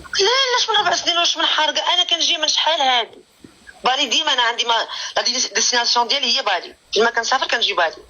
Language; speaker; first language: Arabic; native; Arabic